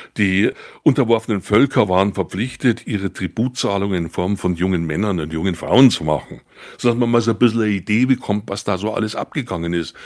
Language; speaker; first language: German; native; German